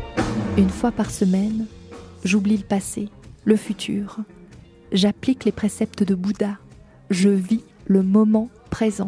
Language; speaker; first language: French; native; French